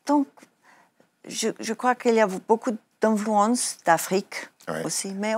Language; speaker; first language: French; non-native, learner; Afrikaans